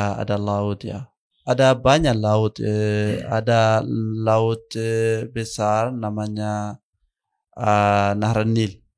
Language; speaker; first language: Indonesian; non-native, learner; Arabic